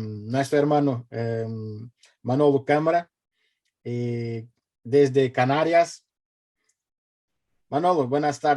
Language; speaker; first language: Spanish; non-native, learner; Portuguese